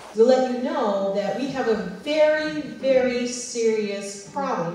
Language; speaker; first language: English; native; English